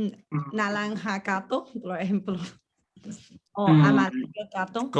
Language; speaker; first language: Spanish; non-native, learner; Chinese